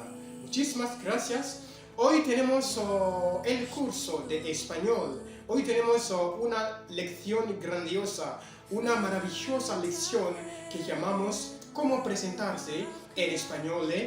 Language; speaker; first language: Spanish; non-native, fluent; French